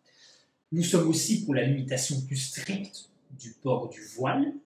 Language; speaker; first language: French; native; French